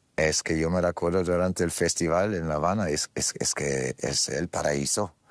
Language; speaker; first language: Spanish; non-native, fluent; German